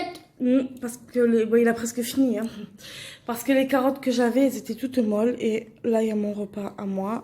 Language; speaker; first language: French; native; French